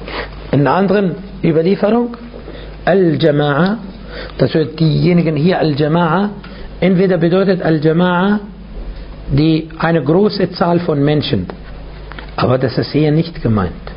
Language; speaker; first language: German; non-native, fluent; Arabic